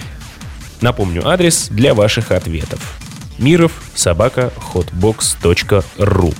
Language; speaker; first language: Russian; native; Russian